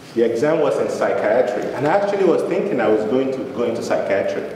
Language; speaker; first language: English; non-native, local second language; Yoruba